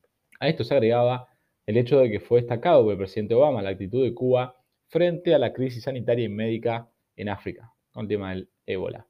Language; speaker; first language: Spanish; native; Spanish